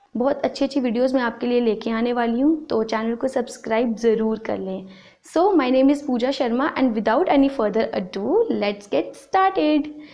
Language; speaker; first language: Hindi; native; Hindi